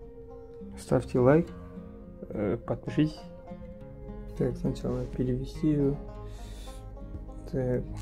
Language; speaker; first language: Russian; non-native, local second language; Kazakh